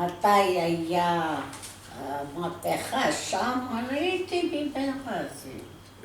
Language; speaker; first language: Hebrew; non-native, learner; Arabic